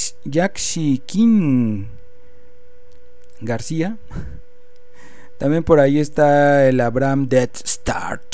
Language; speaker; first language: Spanish; native; Spanish